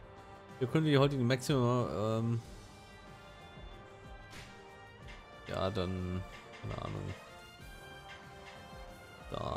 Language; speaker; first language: German; native; German